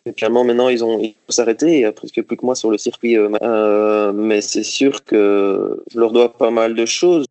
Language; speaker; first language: French; native; French